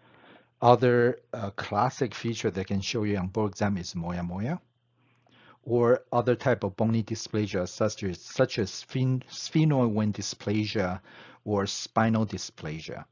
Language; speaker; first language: English; non-native, fluent; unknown